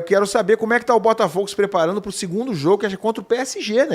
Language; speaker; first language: Portuguese; native; Portuguese